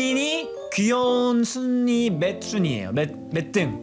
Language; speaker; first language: Korean; native; Korean